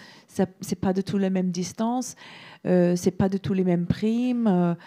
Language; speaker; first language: French; non-native, fluent; English